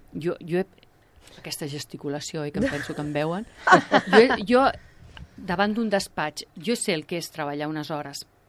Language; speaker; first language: Catalan; native; Catalan